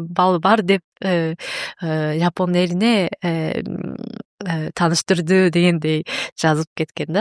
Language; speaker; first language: Kyrgyz; non-native, learner; Japanese